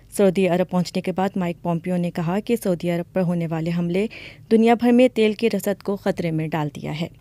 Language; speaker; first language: Urdu; native; Urdu